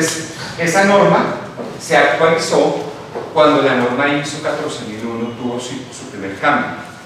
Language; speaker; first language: Spanish; native; Spanish